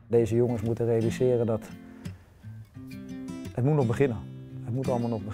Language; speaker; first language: Dutch; native; Dutch